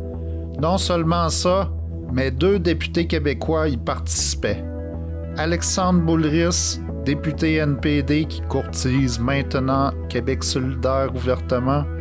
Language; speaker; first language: French; native; French